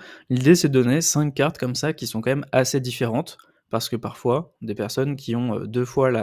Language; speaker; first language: French; native; French